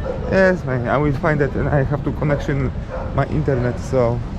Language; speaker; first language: English; non-native, learner; Polish